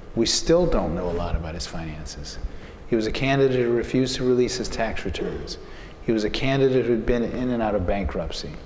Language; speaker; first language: English; native; English